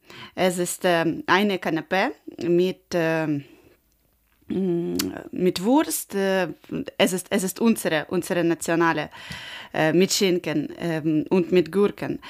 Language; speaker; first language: German; non-native, learner; Ukrainian